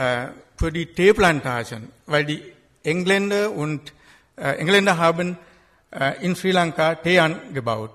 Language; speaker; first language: German; non-native, fluent; Sinhala